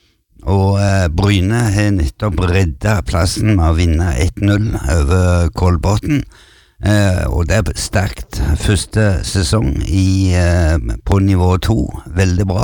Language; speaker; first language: Norwegian; native; Norwegian